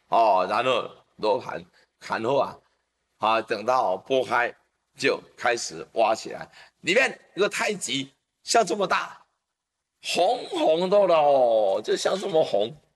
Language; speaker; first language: Chinese; native; Chinese